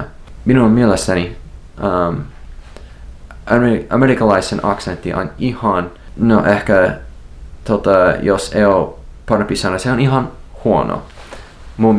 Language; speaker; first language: Finnish; non-native, learner; English